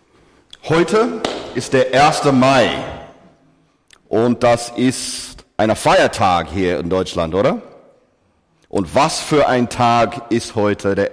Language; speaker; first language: German; non-native, fluent; English